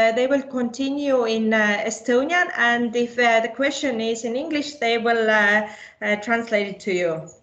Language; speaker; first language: English; non-native, fluent; Estonian